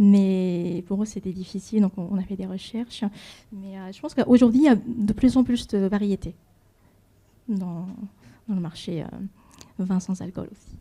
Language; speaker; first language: French; non-native, fluent; Japanese